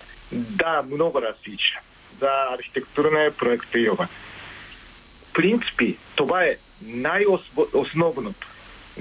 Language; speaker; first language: Bulgarian; non-native, learner; Japanese